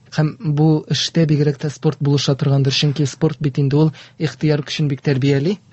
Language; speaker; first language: Tatar; native; Tatar